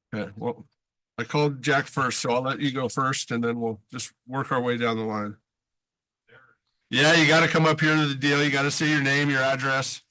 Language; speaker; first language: English; native; English